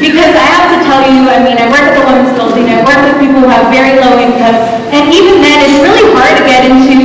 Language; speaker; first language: English; native; English